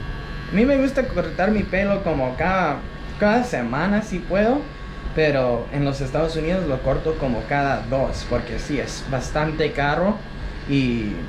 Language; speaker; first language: Spanish; early bilingual, heritage; Spanish